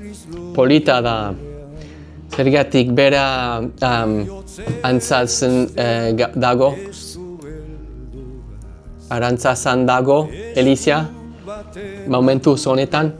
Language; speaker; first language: Basque; non-native, learner; English